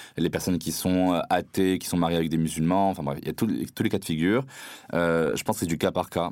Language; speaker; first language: French; non-native, local second language; Arabic